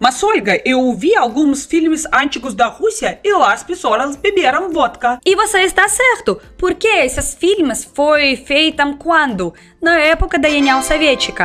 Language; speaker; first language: Portuguese; non-native, fluent; Russian